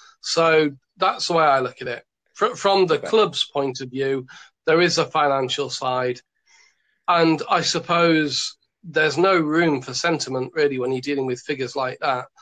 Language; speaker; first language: English; native; English